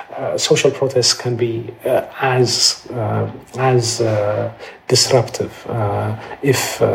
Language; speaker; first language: English; non-native, fluent; Amharic